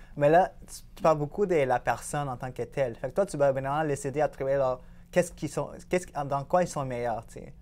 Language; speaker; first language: French; native; French